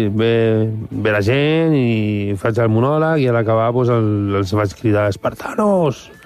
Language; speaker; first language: Catalan; non-native, local second language; Spanish